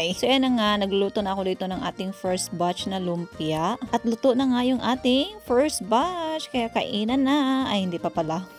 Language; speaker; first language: Filipino; non-native, local second language; Cebuano